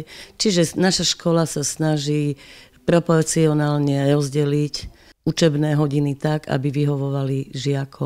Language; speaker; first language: Slovak; native; Slovak